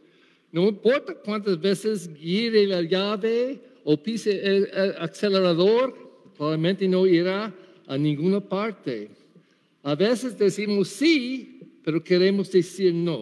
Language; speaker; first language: Spanish; non-native, learner; English